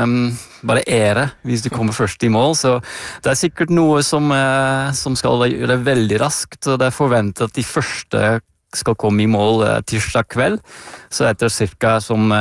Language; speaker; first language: Norwegian; non-native, fluent; Dutch